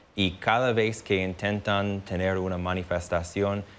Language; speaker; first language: Spanish; non-native, fluent; English